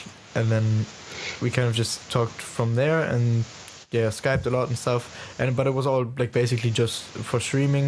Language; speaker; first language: English; non-native, fluent; German